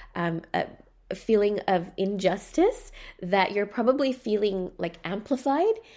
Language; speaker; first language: English; native; English